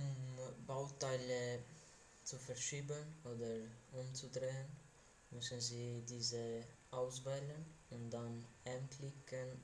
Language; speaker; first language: German; non-native, learner; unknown